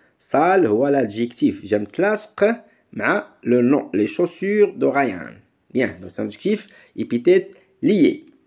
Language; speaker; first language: French; non-native, local second language; Arabic